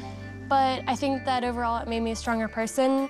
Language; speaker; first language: English; native; English